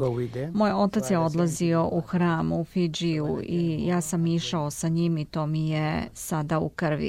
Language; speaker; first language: Serbian; native; Serbian